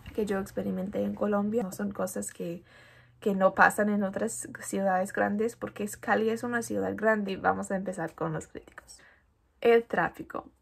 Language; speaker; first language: Spanish; non-native, fluent; English